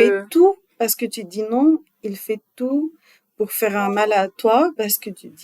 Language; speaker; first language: French; non-native, learner; Arabic